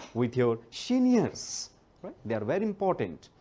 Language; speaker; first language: English; non-native, local second language; Nepali